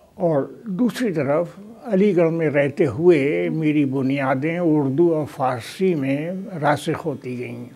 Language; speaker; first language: Urdu; native; Urdu